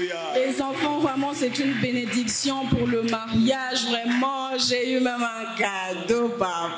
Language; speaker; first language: French; non-native, local second language; Lingala